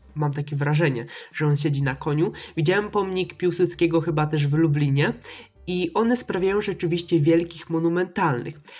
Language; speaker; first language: Polish; native; Polish